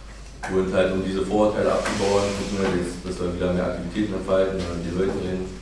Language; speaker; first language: German; native; German